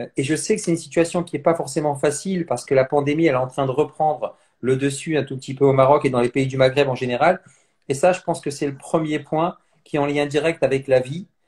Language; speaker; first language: French; native; French